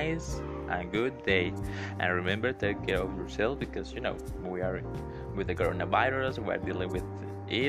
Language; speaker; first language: English; non-native, learner; Spanish